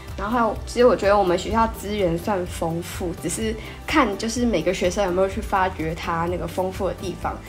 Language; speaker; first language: Chinese; native; Chinese